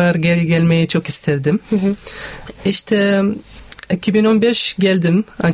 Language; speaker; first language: Turkish; non-native, learner; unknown